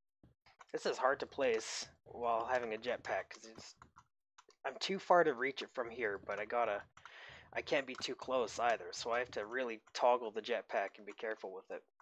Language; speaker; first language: English; native; English